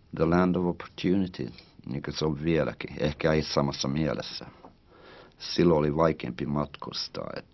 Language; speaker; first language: Finnish; early bilingual, heritage; Finnish